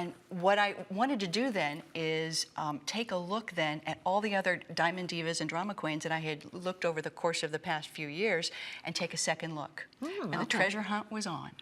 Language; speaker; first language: English; native; English